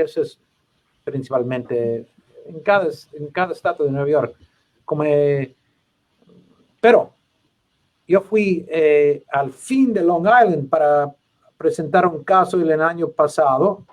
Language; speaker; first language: Spanish; non-native, learner; English